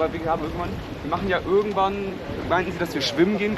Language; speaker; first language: German; native; German